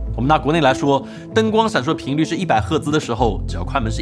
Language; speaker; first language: Chinese; native; Chinese